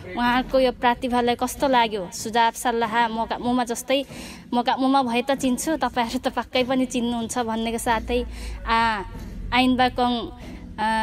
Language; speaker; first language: Nepali; non-native, local second language; Limbu